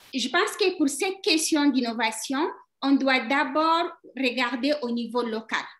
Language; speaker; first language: French; non-native, local second language; Fula